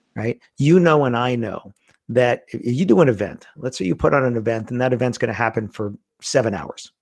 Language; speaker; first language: English; native; English